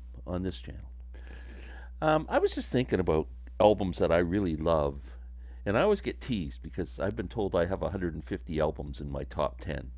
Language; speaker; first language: English; native; English